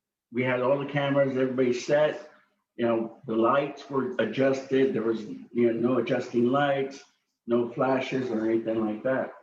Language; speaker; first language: English; non-native, fluent; Spanish